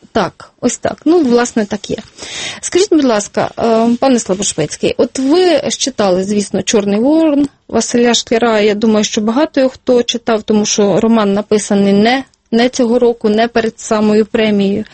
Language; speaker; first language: Ukrainian; native; Ukrainian